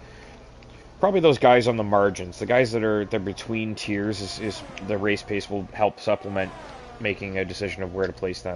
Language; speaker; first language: English; native; English